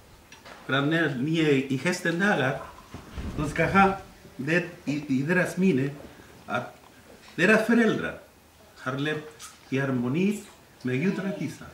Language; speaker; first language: Swedish; non-native, learner; Spanish